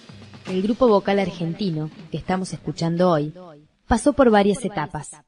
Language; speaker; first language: Spanish; native; Spanish